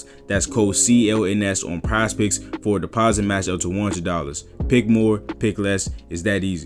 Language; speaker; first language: English; native; English